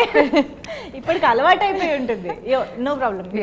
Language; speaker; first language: Telugu; native; Telugu